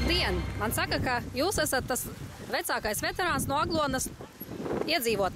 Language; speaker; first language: Latvian; native; Latvian